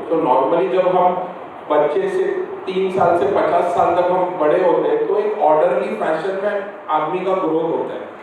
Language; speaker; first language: Hindi; non-native, local second language; Marathi